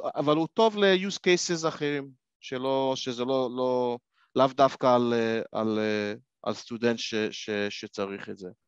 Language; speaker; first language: Hebrew; non-native, fluent; English